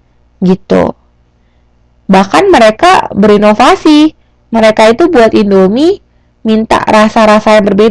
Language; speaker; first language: Indonesian; native; Indonesian